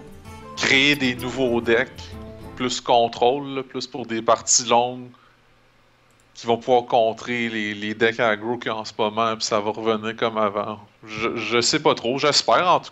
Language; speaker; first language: French; native; French